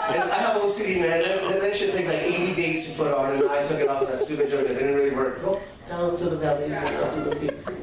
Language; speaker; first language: English; native; English